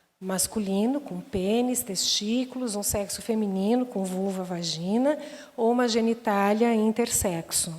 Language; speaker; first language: Portuguese; native; Portuguese